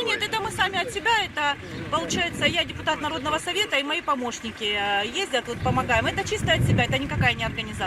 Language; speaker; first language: Russian; native; Russian